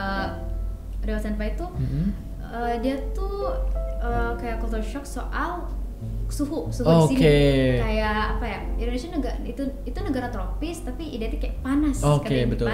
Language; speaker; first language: Indonesian; native; Indonesian